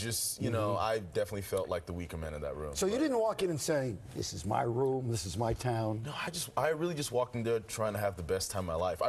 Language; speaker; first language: English; non-native, local second language; Yoruba